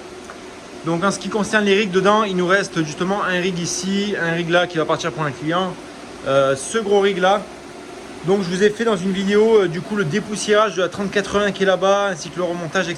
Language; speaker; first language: French; native; French